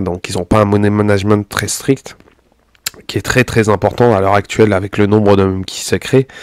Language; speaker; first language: French; native; French